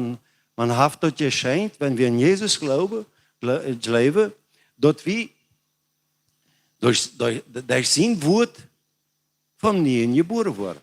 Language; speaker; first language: German; non-native, learner; Plautdietsch